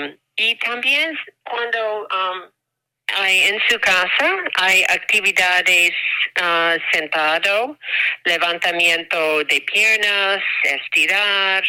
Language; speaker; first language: Spanish; non-native, learner; English